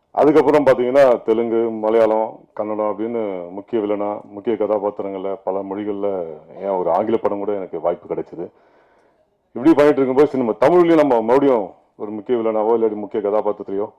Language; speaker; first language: Tamil; native; Tamil